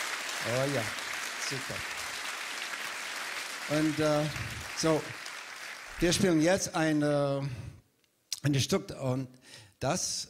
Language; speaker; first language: German; non-native, learner; English